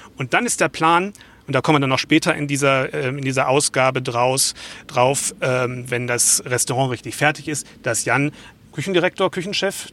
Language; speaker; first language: German; native; German